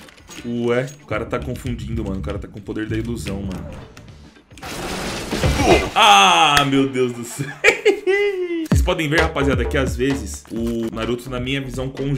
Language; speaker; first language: Portuguese; native; Portuguese